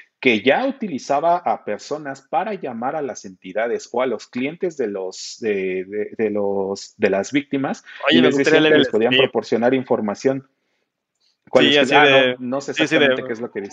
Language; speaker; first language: Spanish; native; Spanish